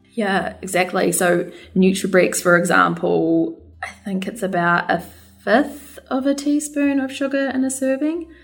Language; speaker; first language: English; native; English